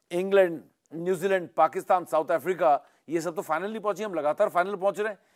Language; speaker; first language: Hindi; native; Hindi